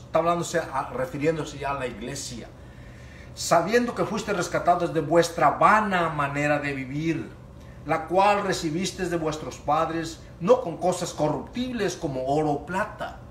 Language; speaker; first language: Spanish; native; Spanish